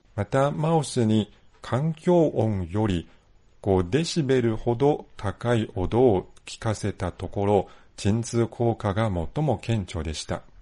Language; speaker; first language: Japanese; non-native, fluent; Chinese